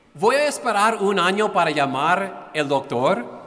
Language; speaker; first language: Spanish; non-native, fluent; English